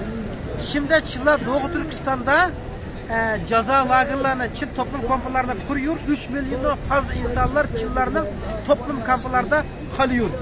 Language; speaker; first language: Turkish; non-native, learner; Uyghur